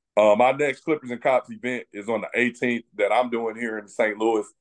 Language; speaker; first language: English; native; English